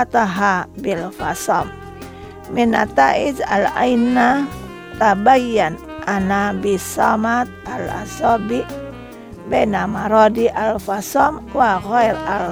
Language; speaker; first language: Arabic; non-native, fluent; Indonesian